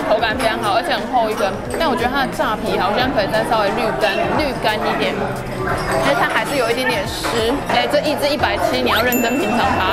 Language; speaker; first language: Chinese; native; Chinese